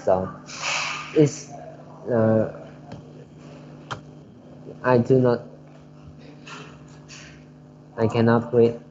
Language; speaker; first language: English; non-native, learner; Vietnamese